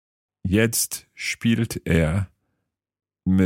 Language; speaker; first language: German; non-native, learner; English